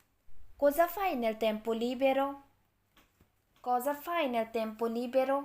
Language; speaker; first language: Italian; non-native, fluent; Urdu